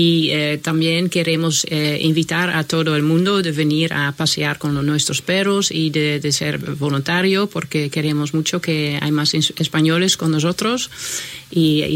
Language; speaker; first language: Spanish; non-native, fluent; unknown